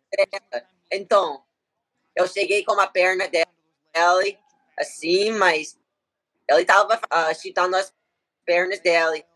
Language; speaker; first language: Portuguese; non-native, learner; English